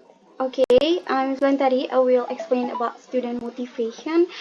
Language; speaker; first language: English; non-native, learner; Indonesian